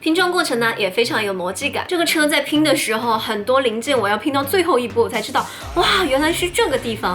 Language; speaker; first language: Chinese; native; Chinese